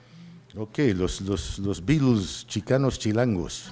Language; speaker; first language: Spanish; early bilingual, heritage; Spanish